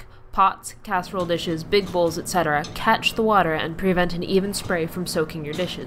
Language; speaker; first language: English; native; English